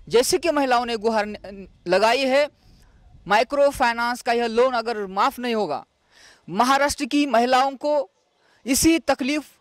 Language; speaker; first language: Hindi; non-native, local second language; Marathi